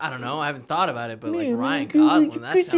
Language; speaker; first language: English; native; English